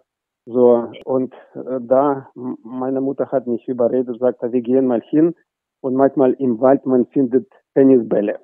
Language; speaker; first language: German; non-native, fluent; Russian